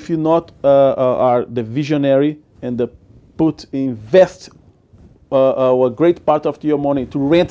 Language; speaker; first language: English; non-native, learner; Portuguese